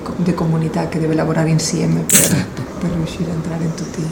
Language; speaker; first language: Italian; non-native, learner; Spanish